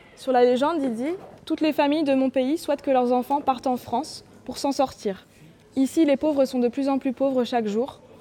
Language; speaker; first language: French; native; French